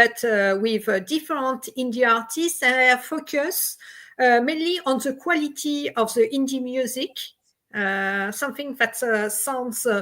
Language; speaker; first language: English; non-native, fluent; French